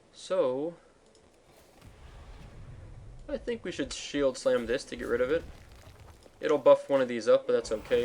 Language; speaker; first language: English; native; English